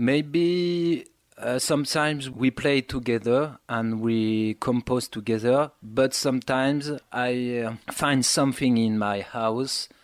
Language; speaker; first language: English; non-native, learner; French